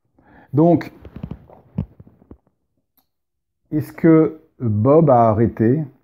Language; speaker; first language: French; native; French